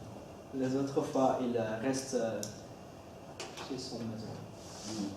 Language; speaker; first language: French; non-native, learner; Dutch